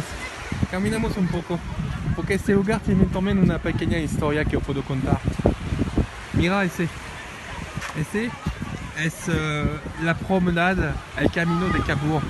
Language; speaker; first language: Spanish; non-native, learner; French